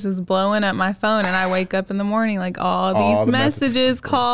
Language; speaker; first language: English; native; English